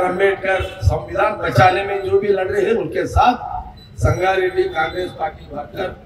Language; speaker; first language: Hindi; non-native, local second language; Telugu